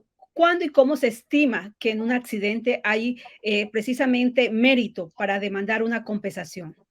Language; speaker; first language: Spanish; native; Spanish